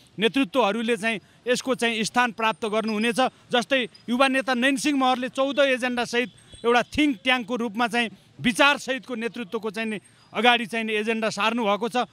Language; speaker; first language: Nepali; native; Nepali